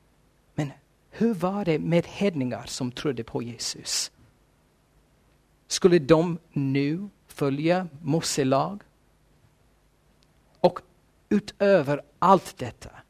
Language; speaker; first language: Swedish; non-native, fluent; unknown